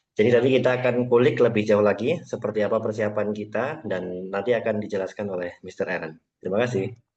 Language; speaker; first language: Indonesian; native; Indonesian